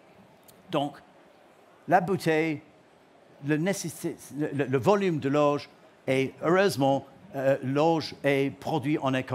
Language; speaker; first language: French; non-native, learner; English